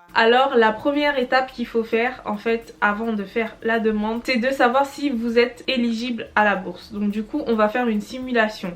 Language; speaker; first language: French; early bilingual, other home language; Portuguese